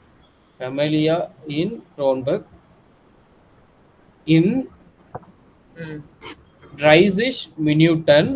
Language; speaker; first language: German; non-native, learner; Tamil